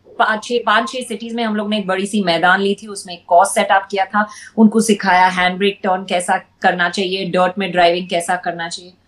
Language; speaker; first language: Hindi; non-native, local second language; English